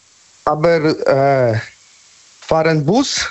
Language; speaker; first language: German; non-native, learner; Polish